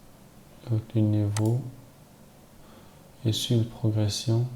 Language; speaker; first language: French; non-native, learner; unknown